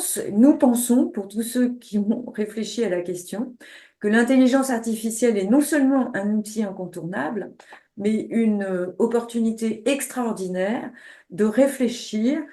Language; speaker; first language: French; native; French